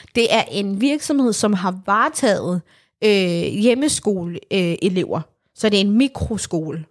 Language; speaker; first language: Danish; early bilingual, other home language; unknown